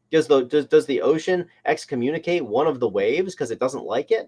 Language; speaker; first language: English; native; English